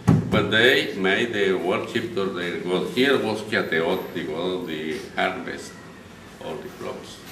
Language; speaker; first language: English; non-native, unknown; Spanish